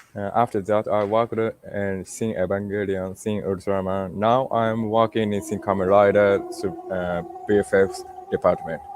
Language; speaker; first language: English; non-native, learner; Japanese